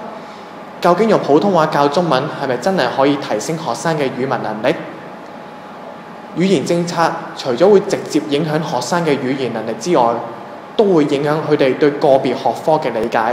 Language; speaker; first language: Chinese; non-native, local second language; Cantonese